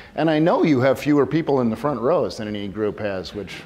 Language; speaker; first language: English; native; English